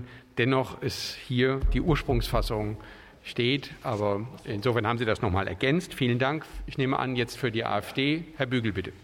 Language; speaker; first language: German; native; German